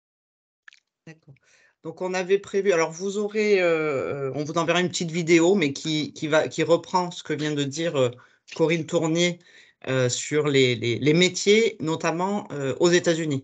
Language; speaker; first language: French; native; French